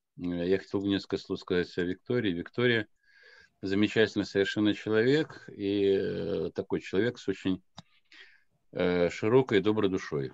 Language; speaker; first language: Russian; non-native, local second language; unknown